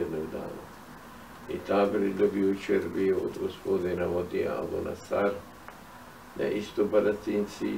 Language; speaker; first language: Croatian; non-native, fluent; Arabic